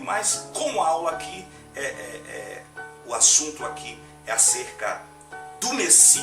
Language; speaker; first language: Portuguese; native; Portuguese